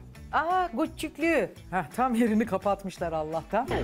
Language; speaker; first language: Turkish; native; Turkish